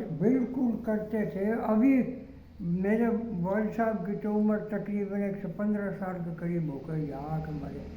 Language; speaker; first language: Urdu; non-native, local second language; Haryanvi